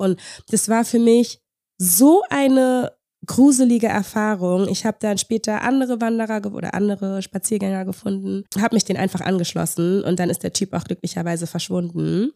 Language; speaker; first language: German; native; German